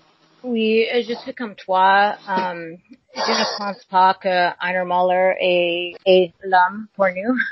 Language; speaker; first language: French; non-native, learner; English